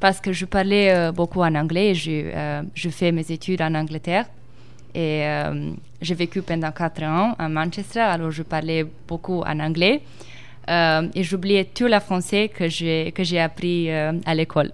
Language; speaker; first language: French; non-native, learner; Romanian